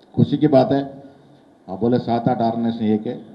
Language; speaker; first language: Hindi; non-native, local second language; Telugu